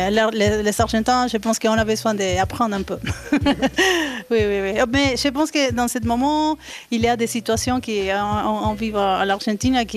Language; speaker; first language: French; non-native, fluent; Spanish